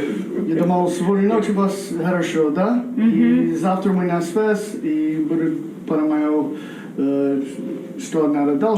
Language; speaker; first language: Russian; non-native, learner; English